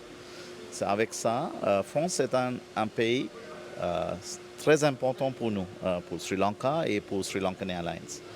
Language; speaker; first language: French; non-native, fluent; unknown